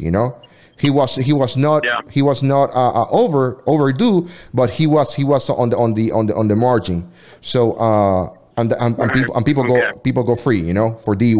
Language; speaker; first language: English; non-native, fluent; Spanish